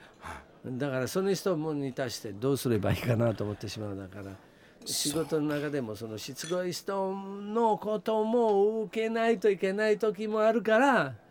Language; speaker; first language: Japanese; non-native, fluent; Italian